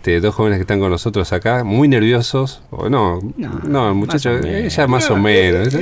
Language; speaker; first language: Spanish; native; Spanish